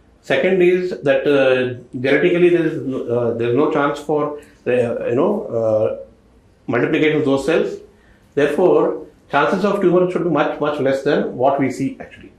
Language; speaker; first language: English; non-native, local second language; Telugu